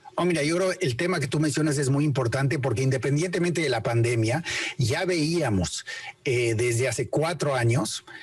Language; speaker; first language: Spanish; native; Spanish